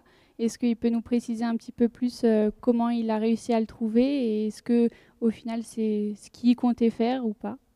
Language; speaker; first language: French; native; French